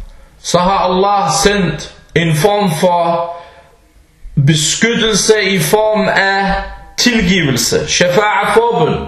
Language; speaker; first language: Danish; early bilingual, other home language; Arabic